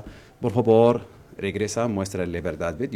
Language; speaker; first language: Spanish; non-native, learner; Arabic